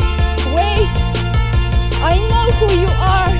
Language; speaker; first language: English; early bilingual, heritage; Russian